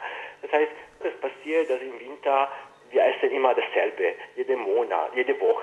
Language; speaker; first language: German; non-native, fluent; Italian